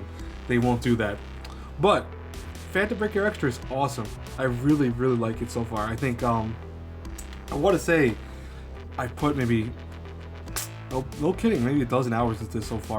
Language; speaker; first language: English; native; English